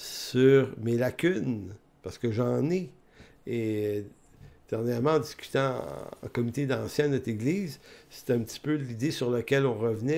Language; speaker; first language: French; native; French